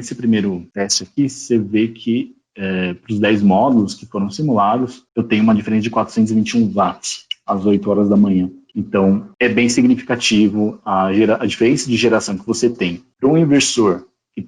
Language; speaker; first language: Portuguese; native; Portuguese